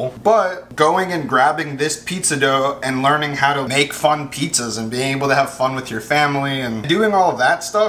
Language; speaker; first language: English; native; English